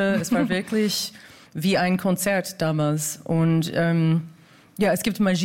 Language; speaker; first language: German; non-native, fluent; English